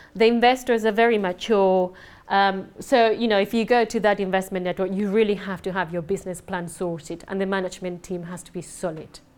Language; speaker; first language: English; non-native, fluent; Spanish